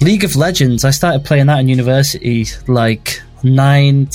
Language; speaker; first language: English; native; English